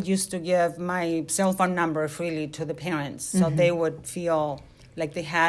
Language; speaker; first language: English; non-native, fluent; Spanish